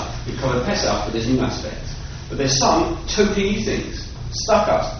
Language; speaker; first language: English; native; English